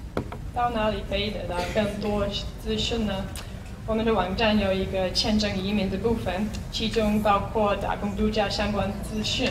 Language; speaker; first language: Chinese; non-native, fluent; English